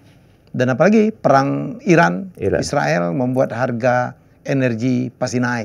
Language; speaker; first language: Indonesian; native; Indonesian